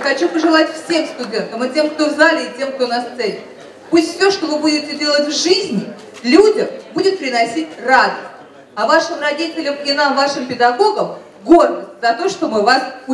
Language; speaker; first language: Russian; native; Russian